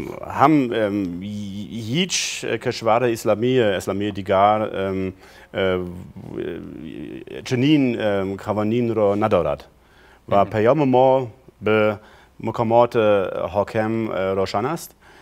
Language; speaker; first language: Persian; non-native, fluent; German